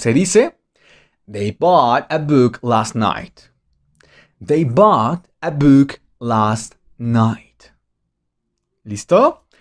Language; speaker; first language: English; non-native, fluent; Spanish